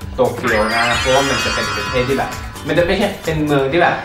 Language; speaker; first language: Thai; early bilingual, heritage; English